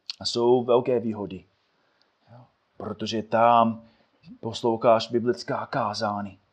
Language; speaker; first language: Czech; non-native, fluent; English